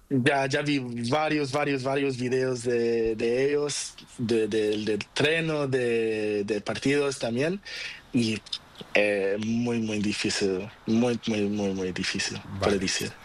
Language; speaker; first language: Spanish; non-native, learner; Portuguese